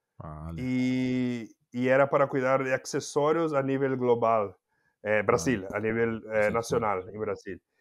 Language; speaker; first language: Spanish; non-native, fluent; Portuguese